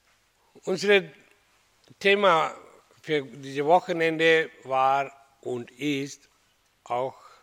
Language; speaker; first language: German; non-native, fluent; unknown